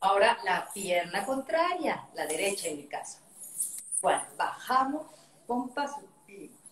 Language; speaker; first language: Spanish; native; Spanish